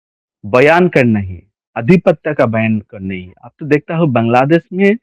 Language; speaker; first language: Hindi; non-native, learner; Bangla